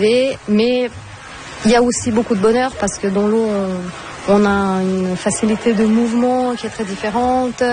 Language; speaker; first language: French; non-native, fluent; Portuguese